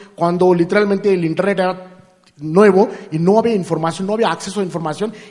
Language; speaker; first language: Spanish; non-native, fluent; Hindi